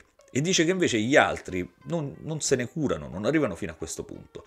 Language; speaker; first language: Italian; native; Italian